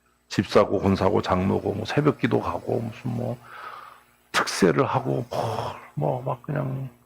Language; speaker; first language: Korean; native; Korean